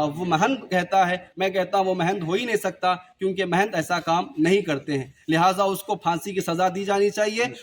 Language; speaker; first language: Urdu; native; Urdu